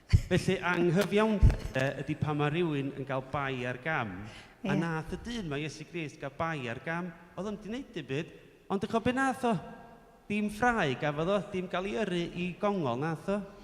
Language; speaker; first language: Welsh; native; Welsh